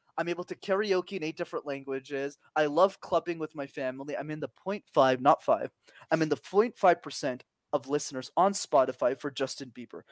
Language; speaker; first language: English; early bilingual, other home language; Tamil